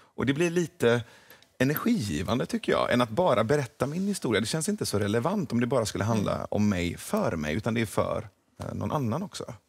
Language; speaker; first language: Swedish; early bilingual, other home language; Persian